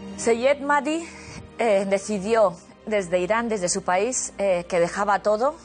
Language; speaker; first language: Spanish; native; Spanish